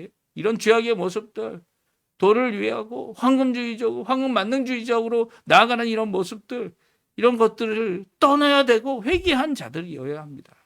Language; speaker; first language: Korean; native; Korean